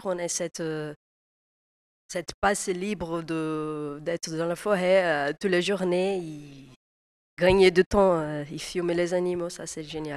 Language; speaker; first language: French; non-native, fluent; Portuguese